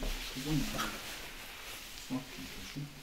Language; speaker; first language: Japanese; native; Japanese